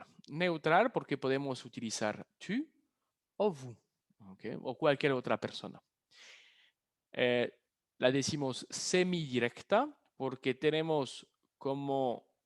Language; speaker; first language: Spanish; non-native, fluent; French